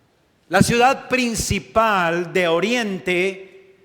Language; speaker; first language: Spanish; native; Spanish